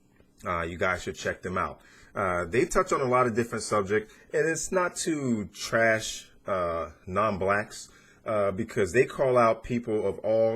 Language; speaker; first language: English; native; English